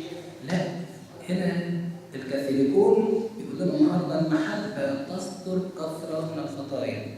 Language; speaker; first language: Arabic; native; Arabic